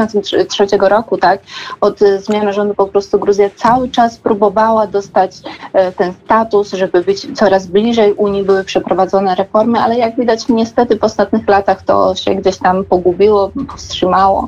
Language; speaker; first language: Polish; non-native, fluent; Georgian